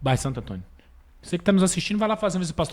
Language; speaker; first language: Portuguese; native; Portuguese